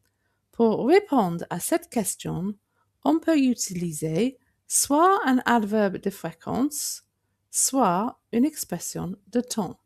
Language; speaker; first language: French; non-native, fluent; English